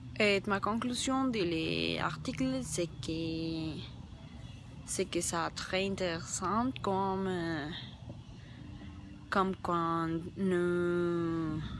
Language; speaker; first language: French; non-native, learner; Spanish